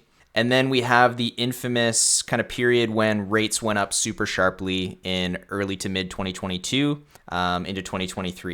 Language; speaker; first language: English; native; English